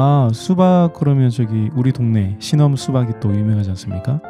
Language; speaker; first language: Korean; native; Korean